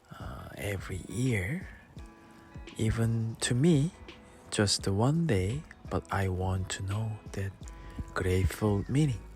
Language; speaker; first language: English; non-native, learner; Korean